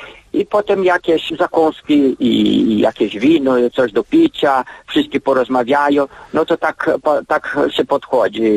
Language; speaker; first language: Polish; early bilingual, heritage; Polish